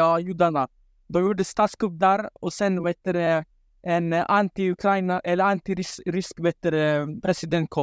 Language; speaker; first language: Swedish; non-native, local second language; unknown